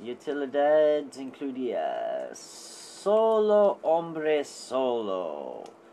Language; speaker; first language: Spanish; non-native, learner; English